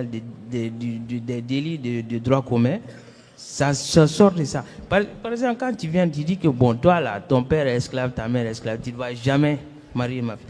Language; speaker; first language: French; non-native, local second language; Soninke